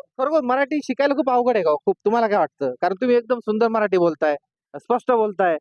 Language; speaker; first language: Marathi; native; Marathi